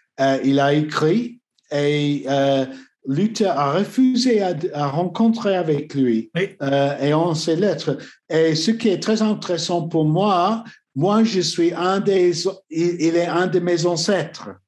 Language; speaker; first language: French; non-native, learner; English